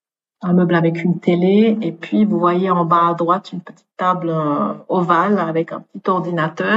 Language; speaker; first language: French; native; French